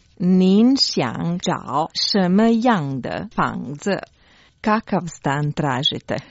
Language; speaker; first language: Chinese; non-native, learner; Croatian